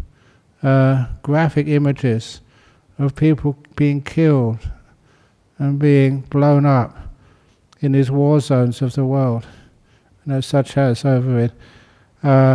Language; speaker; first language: English; native; English